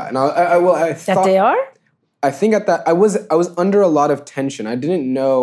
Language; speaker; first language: English; native; English